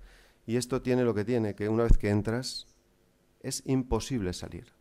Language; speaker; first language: Spanish; native; Spanish